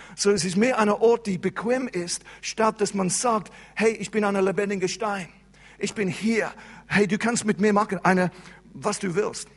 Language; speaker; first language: German; non-native, fluent; English